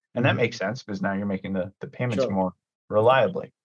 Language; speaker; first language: English; early bilingual, other home language; Greek